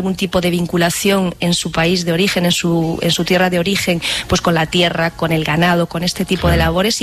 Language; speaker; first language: Spanish; native; Spanish